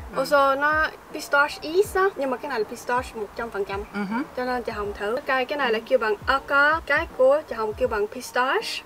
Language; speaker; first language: Vietnamese; early bilingual, heritage; Vietnamese